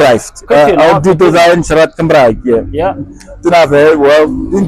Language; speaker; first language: Welsh; non-native, fluent; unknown